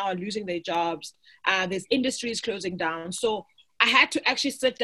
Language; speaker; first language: English; non-native, local second language; Xhosa